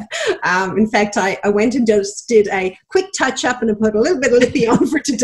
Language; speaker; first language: English; native; English